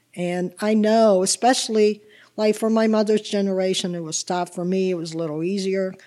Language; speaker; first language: English; early bilingual, other home language; Italian